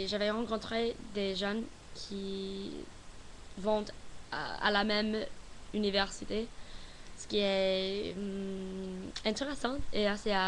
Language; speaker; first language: French; non-native, learner; English